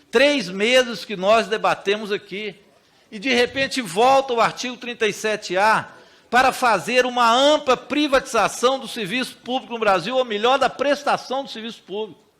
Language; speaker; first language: Portuguese; native; Portuguese